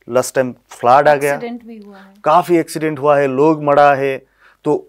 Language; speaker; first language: Hindi; non-native, local second language; Bangla